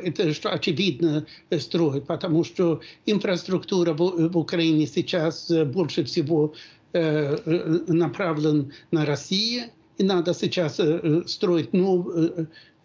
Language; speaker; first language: Russian; non-native, fluent; Swedish